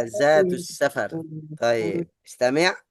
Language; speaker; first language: Arabic; non-native, fluent; Indonesian